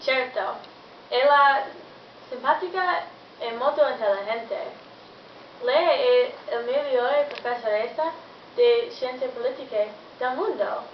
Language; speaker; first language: Italian; non-native, learner; English